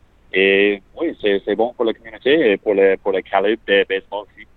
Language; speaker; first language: French; non-native, learner; English